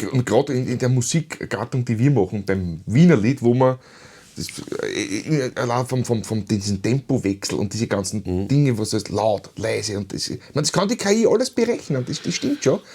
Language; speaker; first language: German; native; German